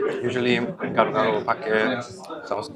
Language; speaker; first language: Indonesian; non-native, learner; German